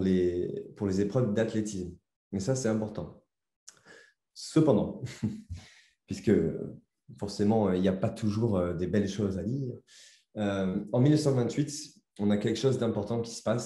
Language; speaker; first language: French; native; French